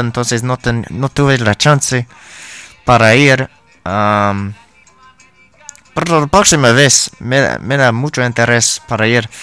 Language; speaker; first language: Spanish; non-native, learner; English